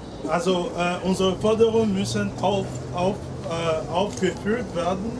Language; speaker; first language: German; non-native, learner; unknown